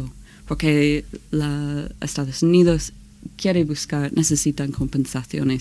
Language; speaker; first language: Spanish; non-native, learner; English